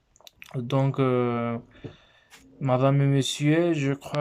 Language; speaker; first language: French; non-native, learner; Spanish